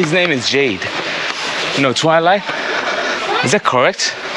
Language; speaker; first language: English; non-native, learner; Korean